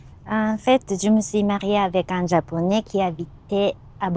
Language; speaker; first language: French; non-native, learner; Japanese